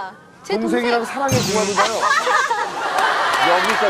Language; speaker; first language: Korean; native; Korean